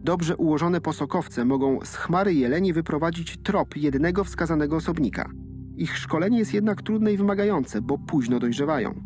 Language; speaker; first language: Polish; native; Polish